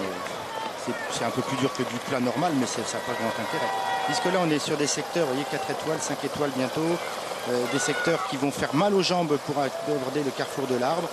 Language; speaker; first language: French; native; French